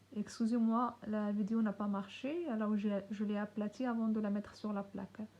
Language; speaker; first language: French; non-native, local second language; Arabic